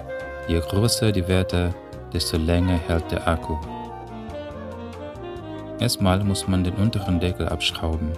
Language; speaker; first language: German; non-native, fluent; Indonesian